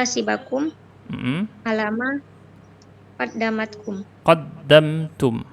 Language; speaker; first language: Arabic; non-native, learner; Indonesian